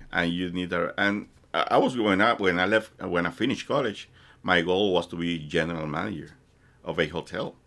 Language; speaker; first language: English; non-native, fluent; Spanish